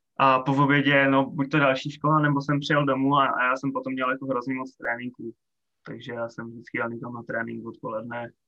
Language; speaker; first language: Czech; native; Czech